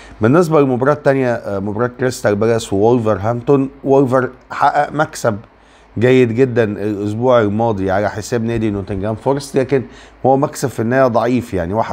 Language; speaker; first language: Arabic; native; Arabic